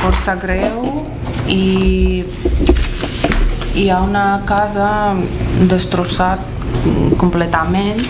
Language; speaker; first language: Catalan; non-native, learner; Russian